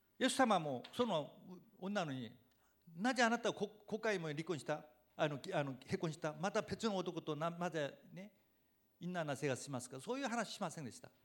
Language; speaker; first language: Japanese; non-native, fluent; Korean